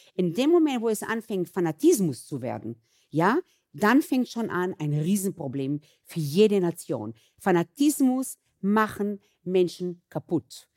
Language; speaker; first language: German; early bilingual, other home language; Hebrew